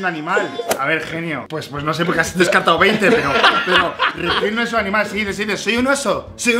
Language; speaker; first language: Spanish; native; Spanish